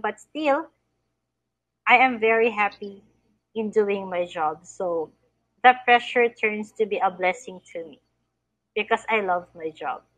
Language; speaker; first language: English; non-native, fluent; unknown